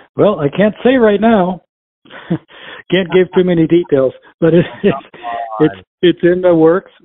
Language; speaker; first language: English; early bilingual, other home language; Spanish